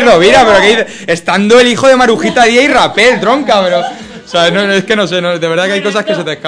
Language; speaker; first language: Spanish; native; Spanish